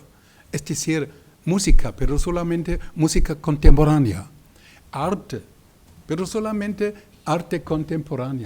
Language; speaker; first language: Spanish; non-native, learner; German